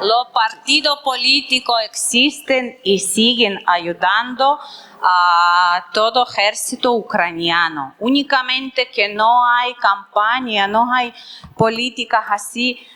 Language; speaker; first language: Spanish; non-native, fluent; Ukrainian